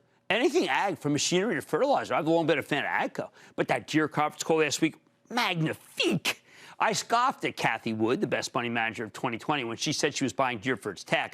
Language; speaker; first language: English; native; English